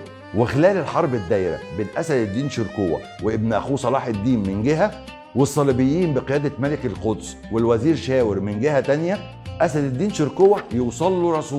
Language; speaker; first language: Arabic; native; Arabic